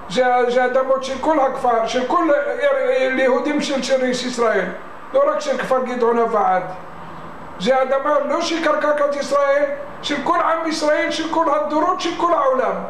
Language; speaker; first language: Hebrew; non-native, fluent; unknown